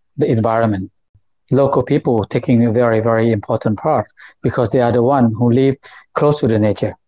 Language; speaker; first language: English; non-native, learner; Lao